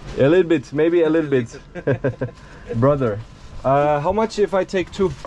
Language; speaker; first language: English; non-native, fluent; German